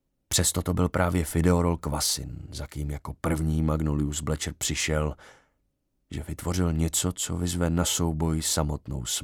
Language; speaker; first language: Czech; native; Czech